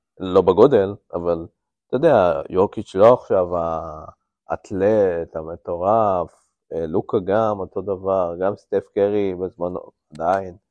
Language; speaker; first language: Hebrew; native; Hebrew